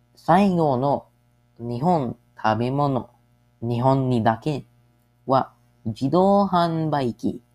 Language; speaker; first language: Japanese; non-native, learner; English